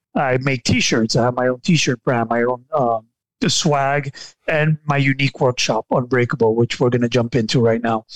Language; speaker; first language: English; non-native, fluent; Spanish